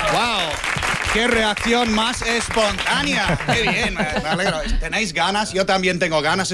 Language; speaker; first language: Spanish; non-native, fluent; English